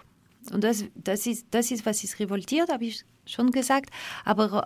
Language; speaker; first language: German; non-native, fluent; French